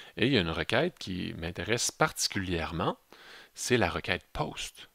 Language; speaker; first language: French; native; French